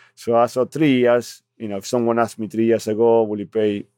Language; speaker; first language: English; non-native, fluent; Spanish